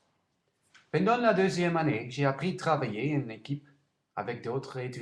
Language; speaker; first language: French; non-native, learner; Dutch